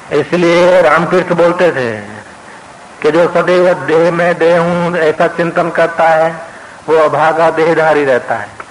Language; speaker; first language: Hindi; non-native, local second language; Sindhi